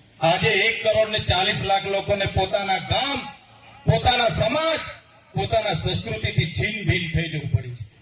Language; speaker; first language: Gujarati; non-native, local second language; Vasavi